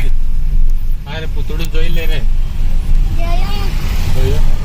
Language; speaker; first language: Gujarati; non-native, local second language; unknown